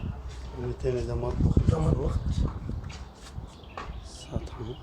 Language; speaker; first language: Arabic; native; Arabic